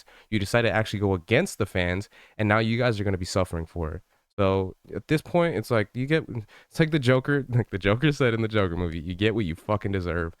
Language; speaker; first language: English; native; English